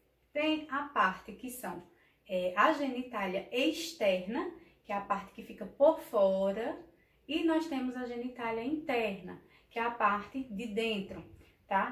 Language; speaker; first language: Portuguese; native; Portuguese